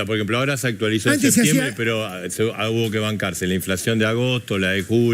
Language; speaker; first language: Spanish; native; Spanish